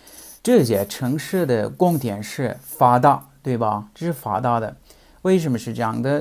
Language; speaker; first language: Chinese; non-native, fluent; Russian